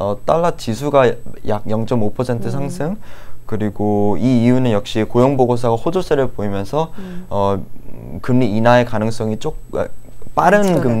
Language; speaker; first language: Korean; native; Korean